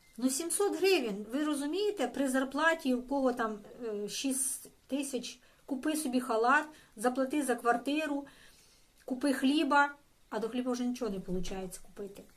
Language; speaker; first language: Ukrainian; non-native, local second language; Russian